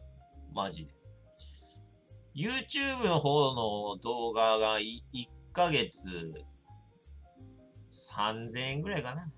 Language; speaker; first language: Japanese; native; Japanese